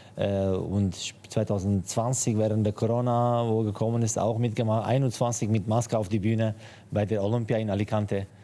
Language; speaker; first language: German; non-native, fluent; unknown